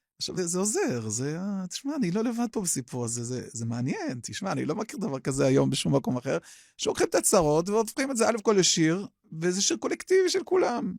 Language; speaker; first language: Hebrew; native; Hebrew